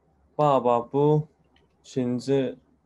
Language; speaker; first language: Chinese; non-native, learner; Korean